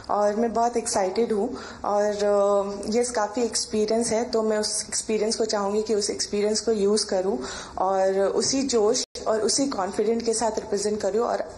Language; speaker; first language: Hindi; native; Hindi